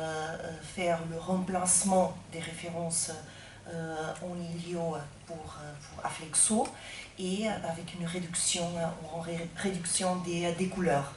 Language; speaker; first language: French; non-native, fluent; Portuguese